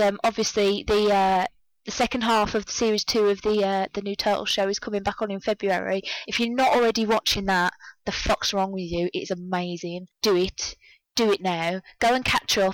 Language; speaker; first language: English; native; English